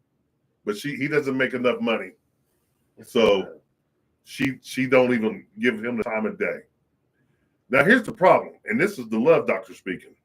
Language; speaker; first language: English; native; English